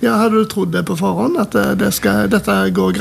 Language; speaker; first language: Norwegian; native; Norwegian